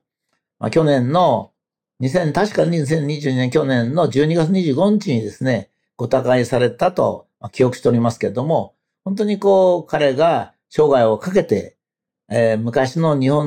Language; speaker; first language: Japanese; native; Japanese